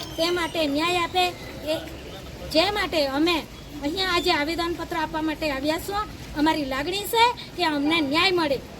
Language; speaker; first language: Gujarati; non-native, local second language; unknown